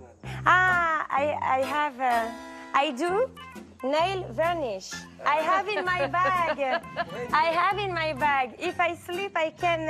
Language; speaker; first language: English; non-native, learner; French